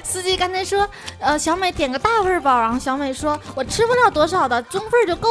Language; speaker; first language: Chinese; native; Chinese